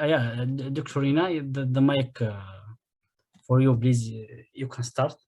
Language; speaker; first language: English; non-native, fluent; Arabic